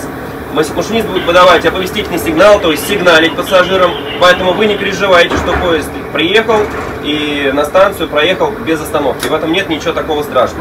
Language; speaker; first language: Russian; native; Russian